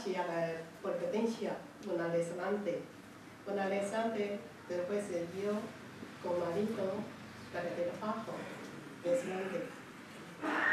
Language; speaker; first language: Spanish; non-native, learner; Chinese